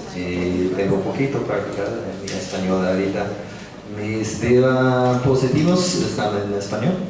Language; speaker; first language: Spanish; non-native, learner; English